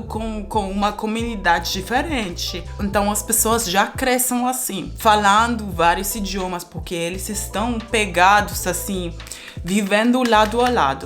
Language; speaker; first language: Portuguese; non-native, fluent; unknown